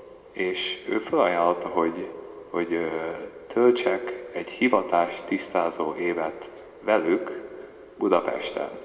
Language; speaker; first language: Hungarian; early bilingual, heritage; Hungarian